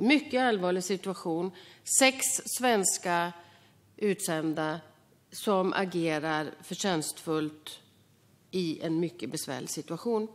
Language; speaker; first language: Swedish; native; Swedish